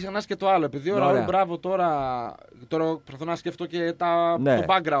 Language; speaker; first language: Greek; native; Greek